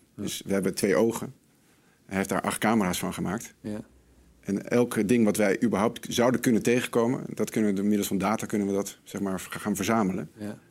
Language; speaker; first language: Dutch; native; Dutch